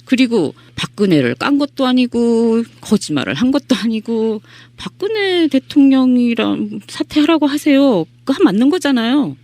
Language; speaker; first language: Korean; native; Korean